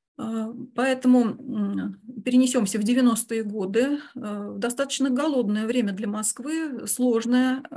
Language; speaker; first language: Russian; native; Russian